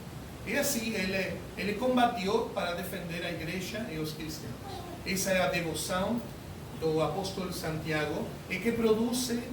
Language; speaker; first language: Spanish; non-native, learner; Portuguese